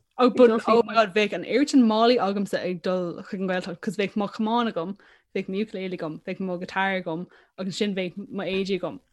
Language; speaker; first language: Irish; non-native, local second language; English